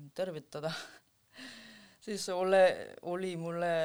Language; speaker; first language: Estonian; non-native, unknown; Korean